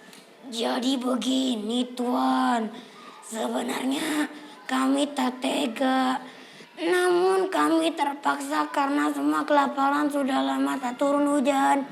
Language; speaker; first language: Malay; non-native, local second language; Javanese